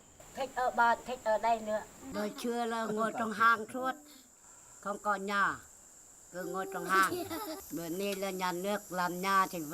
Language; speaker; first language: Vietnamese; non-native, local second language; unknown